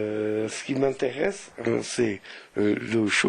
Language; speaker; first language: French; non-native, local second language; Arabic